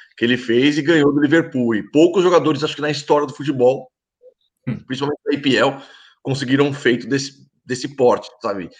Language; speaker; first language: Portuguese; native; Portuguese